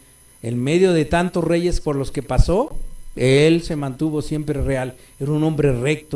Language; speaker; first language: Spanish; native; Spanish